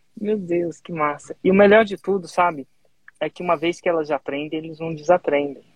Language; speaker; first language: Portuguese; native; Portuguese